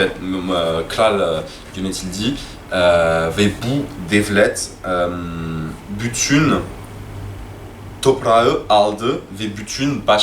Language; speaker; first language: Turkish; non-native, learner; French